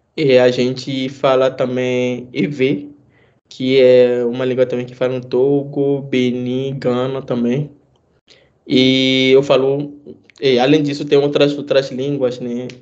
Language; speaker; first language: Portuguese; non-native, fluent; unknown